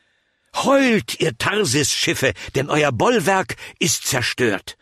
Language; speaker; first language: German; native; German